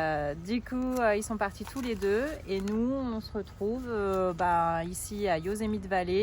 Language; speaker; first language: French; native; French